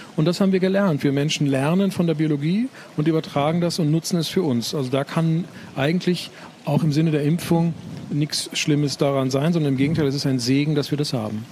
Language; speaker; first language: German; native; German